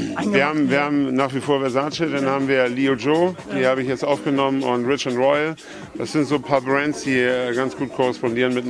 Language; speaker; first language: German; native; German